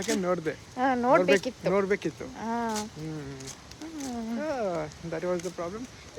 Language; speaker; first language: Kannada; non-native, learner; Hindi